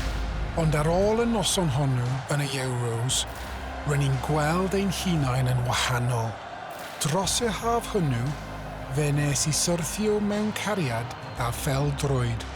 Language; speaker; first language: Welsh; non-native, local second language; English